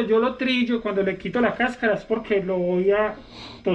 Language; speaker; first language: Spanish; native; Spanish